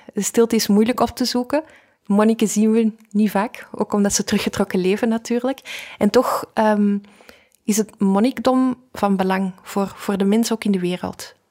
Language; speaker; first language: Dutch; native; Dutch